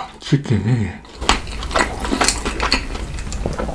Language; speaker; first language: Korean; non-native, fluent; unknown